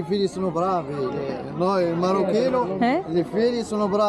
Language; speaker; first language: Italian; non-native, learner; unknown